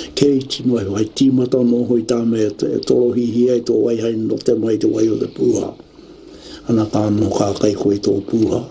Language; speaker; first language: Māori; native; Māori